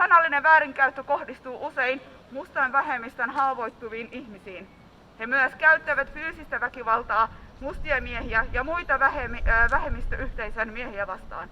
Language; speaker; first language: Finnish; early bilingual, other home language; Somali